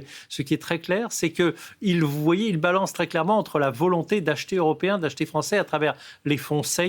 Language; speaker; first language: French; native; French